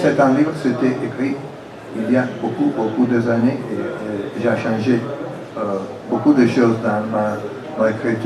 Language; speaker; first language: French; non-native, fluent; Italian